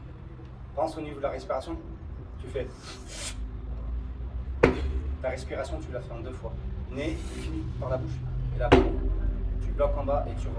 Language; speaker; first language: French; native; French